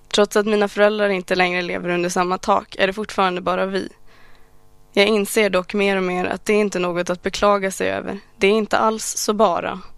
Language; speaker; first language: Swedish; early bilingual, other home language; Arabic